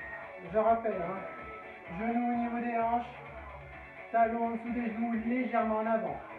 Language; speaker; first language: French; native; French